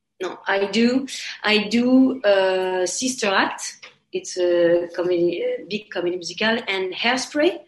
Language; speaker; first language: English; non-native, learner; French